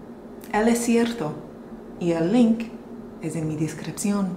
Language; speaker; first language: Spanish; non-native, learner; English